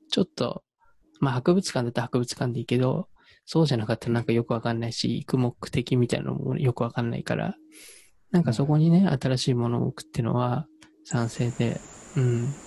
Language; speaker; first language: Japanese; native; Japanese